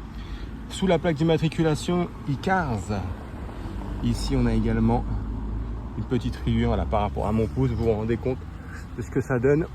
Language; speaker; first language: French; native; French